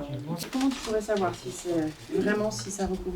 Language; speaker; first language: French; native; French